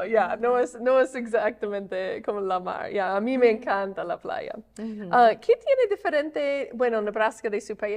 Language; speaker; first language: Spanish; non-native, fluent; English